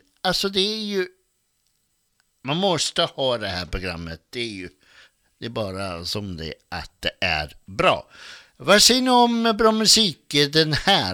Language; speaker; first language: Swedish; native; Swedish